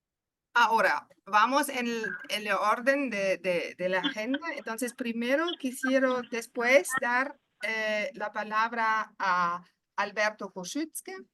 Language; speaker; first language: Spanish; non-native, fluent; German